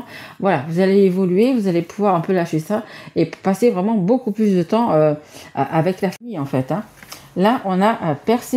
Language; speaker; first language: French; native; French